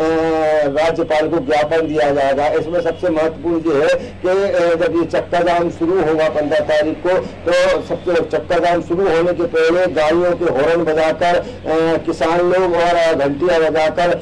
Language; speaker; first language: Hindi; native; Hindi